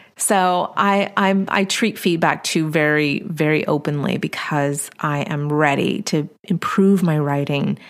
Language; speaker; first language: English; early bilingual, other home language; Spanish